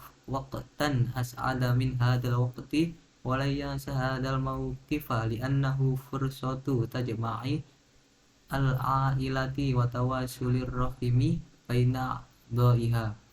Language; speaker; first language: Arabic; non-native, learner; Indonesian